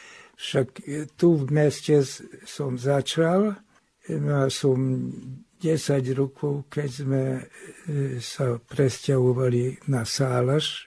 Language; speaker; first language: Slovak; non-native, local second language; Hungarian